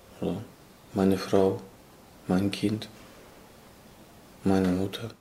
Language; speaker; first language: German; non-native, learner; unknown